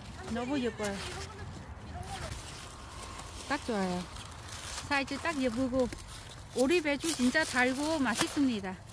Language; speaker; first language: Korean; non-native, learner; Vietnamese